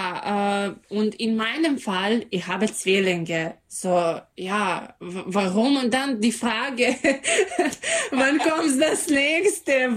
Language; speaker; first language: German; non-native, learner; Serbian